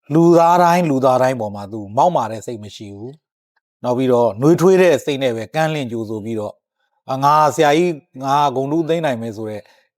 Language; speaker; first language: Burmese; native; Burmese